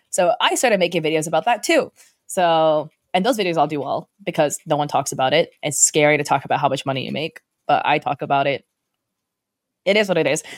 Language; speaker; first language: English; early bilingual, other home language; Chinese